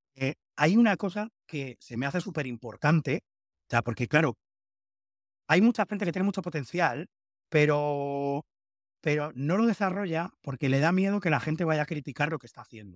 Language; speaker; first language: Spanish; native; Spanish